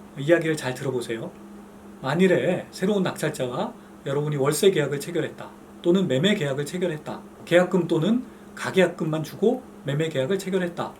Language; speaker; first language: Korean; native; Korean